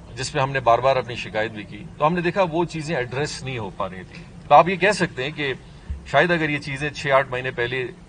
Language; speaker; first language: Urdu; non-native, local second language; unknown